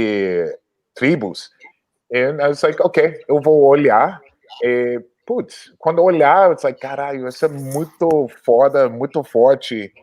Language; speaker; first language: Portuguese; non-native, learner; English